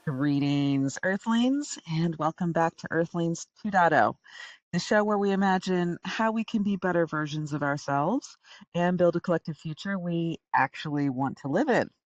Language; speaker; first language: English; native; English